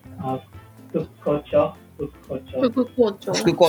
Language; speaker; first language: Japanese; non-native, learner; English